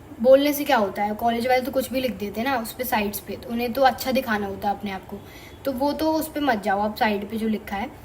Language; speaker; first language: Hindi; native; Hindi